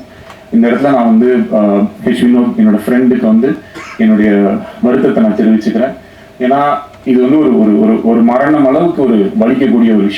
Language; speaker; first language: Tamil; native; Tamil